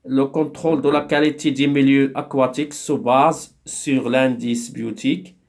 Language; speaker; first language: French; non-native, local second language; Arabic